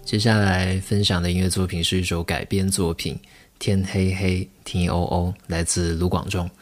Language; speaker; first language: Chinese; non-native, local second language; Min Nan Chinese